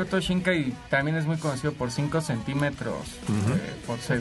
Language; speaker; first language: Spanish; native; Spanish